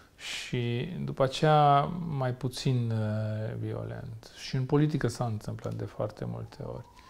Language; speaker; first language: Romanian; non-native, local second language; Hungarian